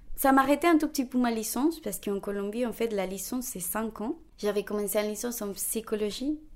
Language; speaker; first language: French; non-native, fluent; Spanish